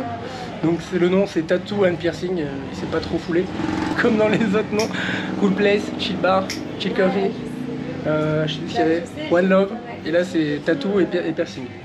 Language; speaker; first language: French; native; French